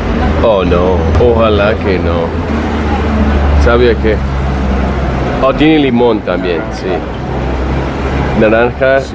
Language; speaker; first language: Spanish; non-native, fluent; English